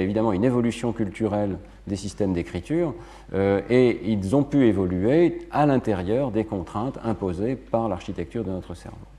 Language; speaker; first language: French; native; French